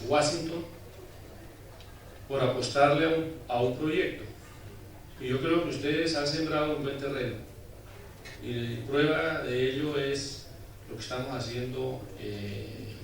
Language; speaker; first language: Spanish; native; Spanish